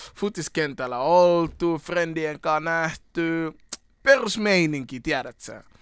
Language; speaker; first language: Finnish; early bilingual, other home language; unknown